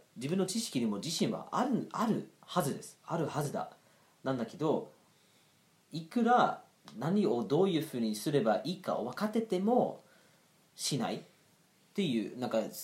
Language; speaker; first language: Japanese; non-native, fluent; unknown